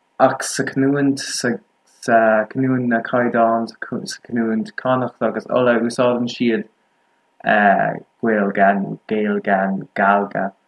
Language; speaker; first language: Irish; non-native, local second language; English